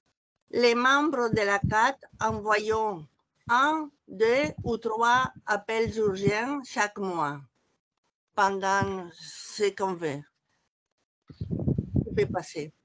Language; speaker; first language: French; non-native, fluent; Catalan